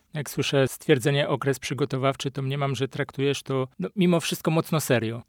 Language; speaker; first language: Polish; native; Polish